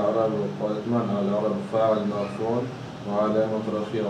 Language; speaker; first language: Arabic; non-native, learner; Chechen